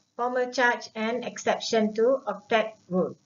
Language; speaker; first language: English; non-native, local second language; Malay